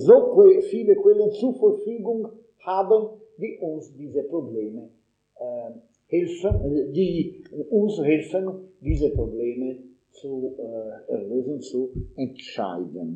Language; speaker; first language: German; non-native, fluent; Italian